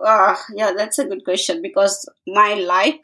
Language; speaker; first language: English; non-native, local second language; Hindi